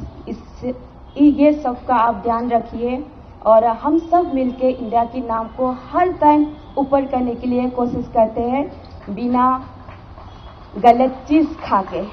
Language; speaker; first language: Hindi; non-native, local second language; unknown